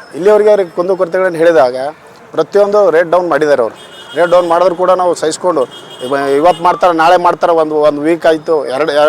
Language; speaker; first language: Kannada; native; Kannada